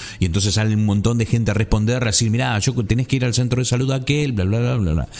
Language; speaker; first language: Spanish; native; Spanish